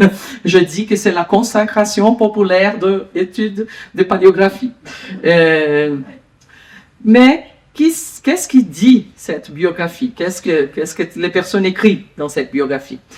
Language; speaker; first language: French; non-native, learner; Portuguese